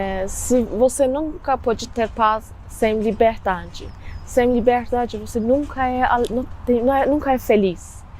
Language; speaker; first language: Portuguese; non-native, fluent; Persian